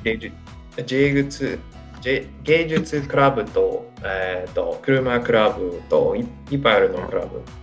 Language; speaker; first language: Japanese; non-native, learner; English